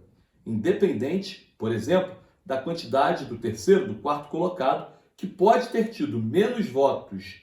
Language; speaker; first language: Portuguese; native; Portuguese